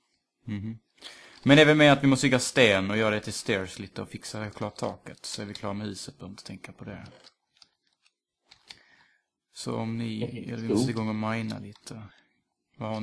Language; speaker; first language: Swedish; native; Swedish